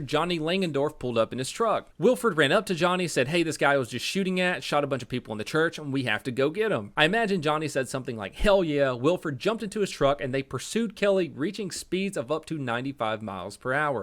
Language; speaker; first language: English; native; English